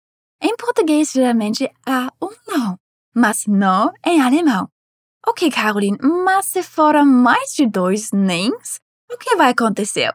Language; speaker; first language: Portuguese; non-native, fluent; German